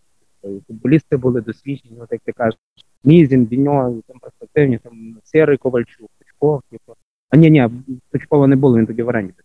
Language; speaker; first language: Ukrainian; native; Ukrainian